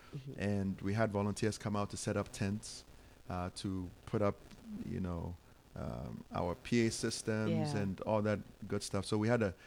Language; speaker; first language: English; non-native, local second language; Akan